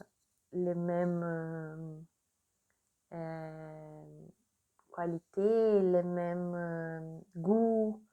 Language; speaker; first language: French; non-native, learner; Portuguese